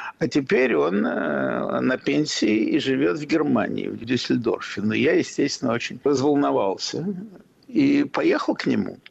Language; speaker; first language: Russian; native; Russian